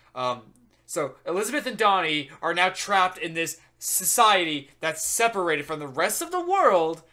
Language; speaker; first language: English; native; English